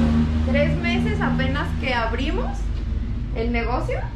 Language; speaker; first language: Spanish; native; Spanish